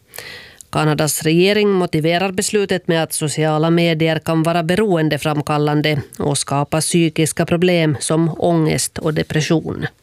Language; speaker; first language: Swedish; native; Swedish